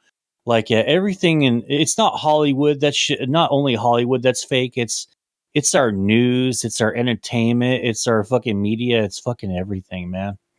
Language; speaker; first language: English; native; English